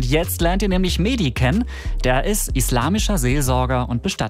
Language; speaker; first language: German; native; German